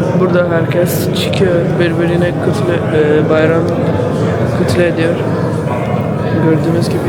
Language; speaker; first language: Turkish; non-native, fluent; Urdu